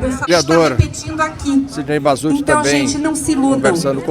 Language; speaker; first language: Portuguese; native; Portuguese